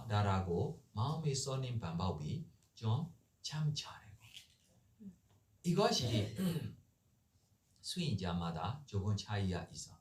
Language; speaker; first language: Korean; non-native, learner; Burmese